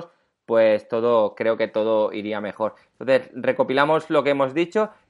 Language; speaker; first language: Spanish; native; Spanish